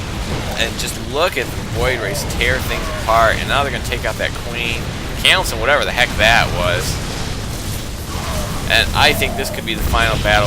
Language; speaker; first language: English; native; English